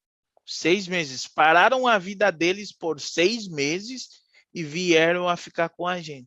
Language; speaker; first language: Portuguese; non-native, fluent; Haitian Creole